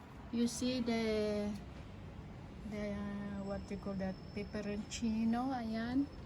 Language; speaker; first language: English; non-native, local second language; Filipino